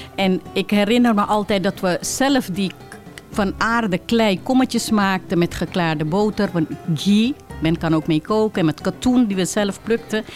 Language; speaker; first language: Dutch; early bilingual, other home language; Caribbean Hindustani